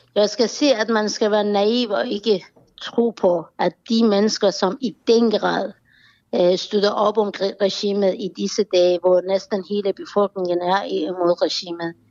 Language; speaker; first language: Danish; non-native, fluent; Persian